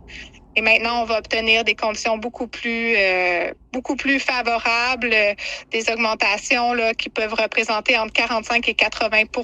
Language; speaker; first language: French; native; French